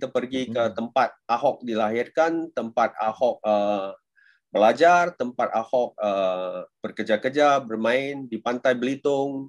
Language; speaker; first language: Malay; non-native, local second language; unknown